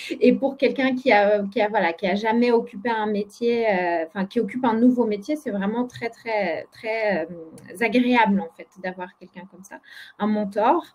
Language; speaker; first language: French; non-native, fluent; Polish